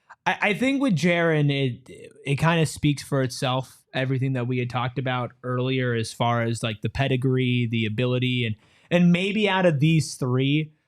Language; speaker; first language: English; native; English